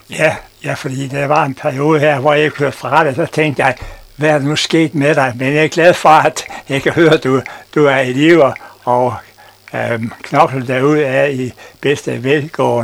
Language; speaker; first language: Danish; non-native, fluent; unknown